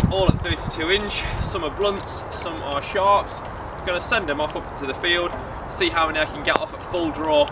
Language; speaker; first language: English; native; English